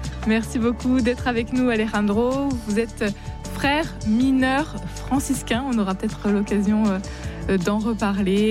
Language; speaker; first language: French; native; French